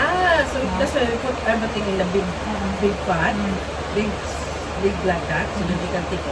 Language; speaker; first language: English; non-native, learner; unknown